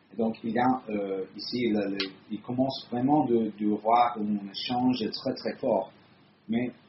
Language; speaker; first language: French; non-native, fluent; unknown